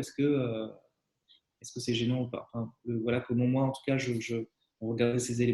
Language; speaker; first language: French; native; French